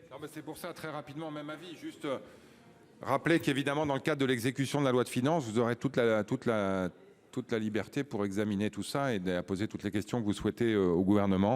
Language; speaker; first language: French; native; French